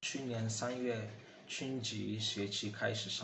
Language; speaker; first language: Chinese; non-native, learner; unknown